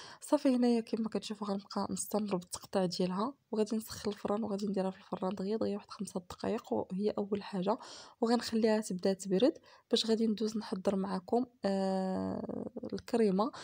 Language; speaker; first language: Arabic; native; Arabic